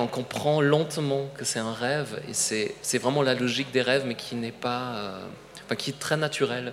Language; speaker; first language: French; non-native, fluent; Polish